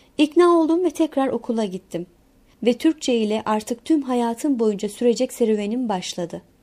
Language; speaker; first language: Turkish; non-native, local second language; Kurdish